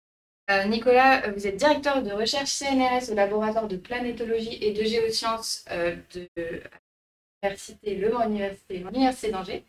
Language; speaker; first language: French; native; French